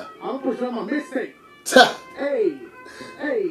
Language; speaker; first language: English; native; English